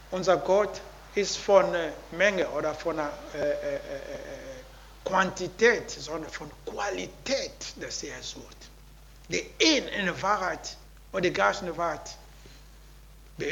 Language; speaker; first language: German; non-native, learner; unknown